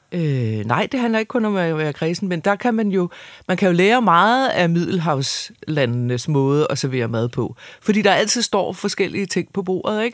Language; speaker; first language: Danish; native; Danish